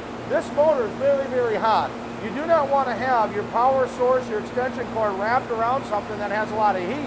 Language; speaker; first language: English; native; English